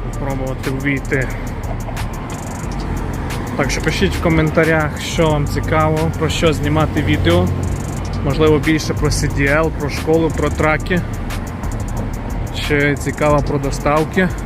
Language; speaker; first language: Ukrainian; native; Ukrainian